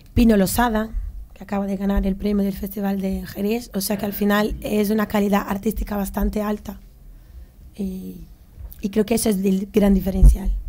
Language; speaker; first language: Spanish; non-native, fluent; Portuguese